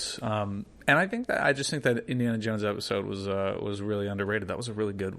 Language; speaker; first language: English; native; English